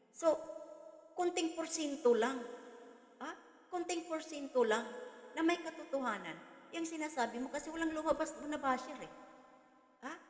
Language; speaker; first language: Filipino; non-native, local second language; Cebuano